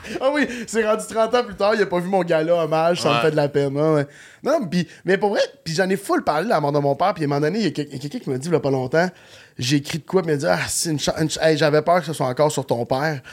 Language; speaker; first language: French; native; French